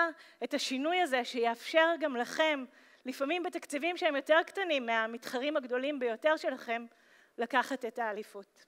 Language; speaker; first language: Hebrew; native; Hebrew